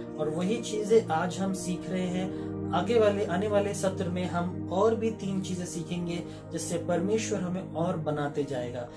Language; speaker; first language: Hindi; non-native, local second language; Marathi